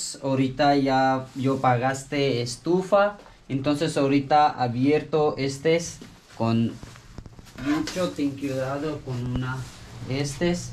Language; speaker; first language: Spanish; non-native, learner; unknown